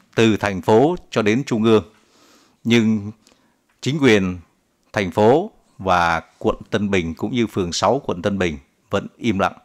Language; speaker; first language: Vietnamese; native; Vietnamese